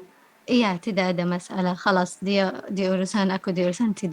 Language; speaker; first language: Indonesian; non-native, learner; Arabic